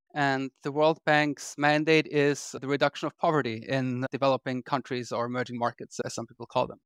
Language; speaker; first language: English; non-native, fluent; German